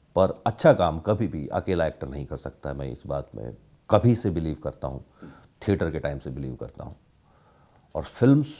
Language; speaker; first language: Hindi; native; Hindi